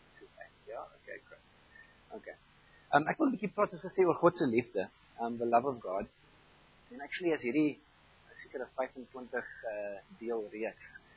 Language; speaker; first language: Afrikaans; non-native, fluent; German